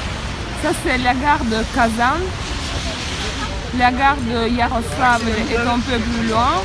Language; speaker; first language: French; non-native, fluent; Russian